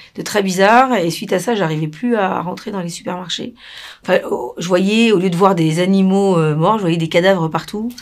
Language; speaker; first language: French; non-native, fluent; Spanish